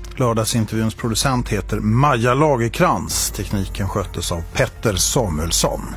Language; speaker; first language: Swedish; native; Swedish